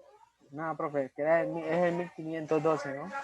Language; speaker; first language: Spanish; native; Spanish